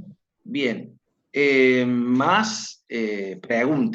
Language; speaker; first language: Spanish; native; Spanish